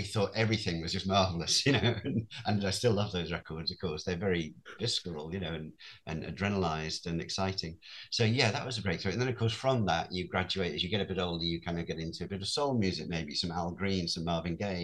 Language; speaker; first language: English; native; English